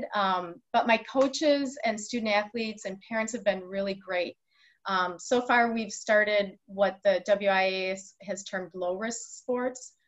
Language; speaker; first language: English; native; English